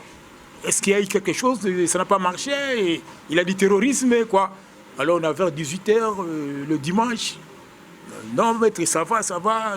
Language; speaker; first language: French; non-native, local second language; Lingala